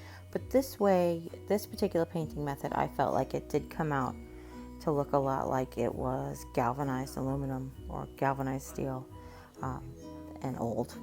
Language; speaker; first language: English; native; English